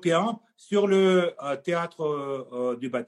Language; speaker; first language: French; non-native, fluent; Russian